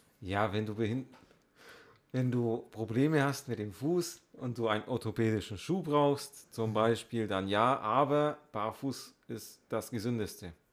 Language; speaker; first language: German; native; German